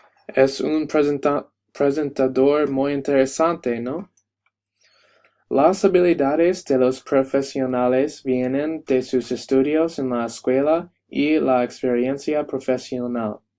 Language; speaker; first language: Spanish; non-native, learner; English